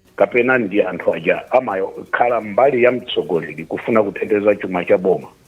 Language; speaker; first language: Nyanja; native; Nyanja